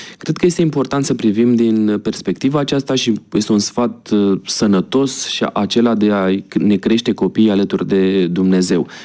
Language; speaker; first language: Romanian; native; Romanian